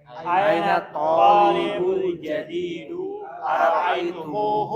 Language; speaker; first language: Arabic; non-native, learner; Indonesian